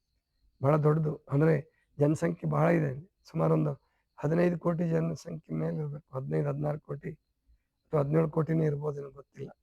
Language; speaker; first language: Kannada; native; Kannada